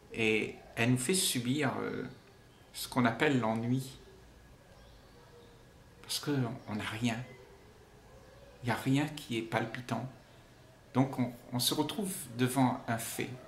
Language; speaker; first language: French; native; French